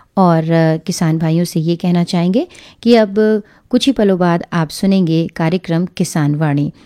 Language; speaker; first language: Hindi; native; Hindi